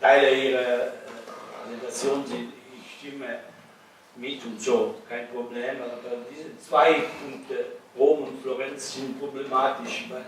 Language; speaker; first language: German; non-native, learner; Italian